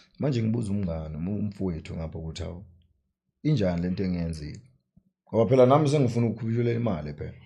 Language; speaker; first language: Zulu; non-native, fluent; Tsonga